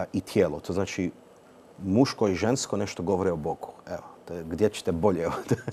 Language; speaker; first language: Serbian; early bilingual, heritage; Serbian